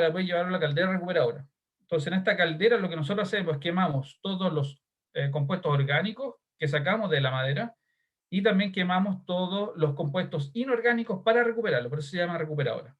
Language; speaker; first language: Spanish; native; Spanish